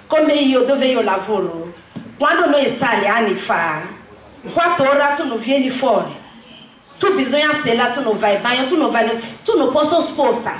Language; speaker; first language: Italian; non-native, learner; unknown